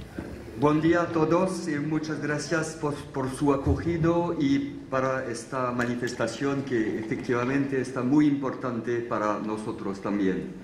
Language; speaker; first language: Spanish; non-native, fluent; French